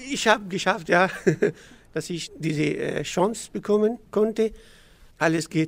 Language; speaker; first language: German; non-native, learner; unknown